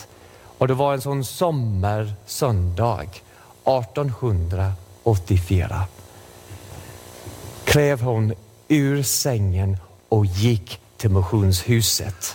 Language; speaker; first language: Swedish; non-native, fluent; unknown